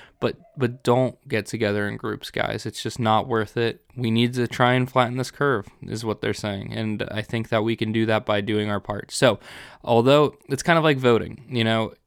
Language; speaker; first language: English; native; English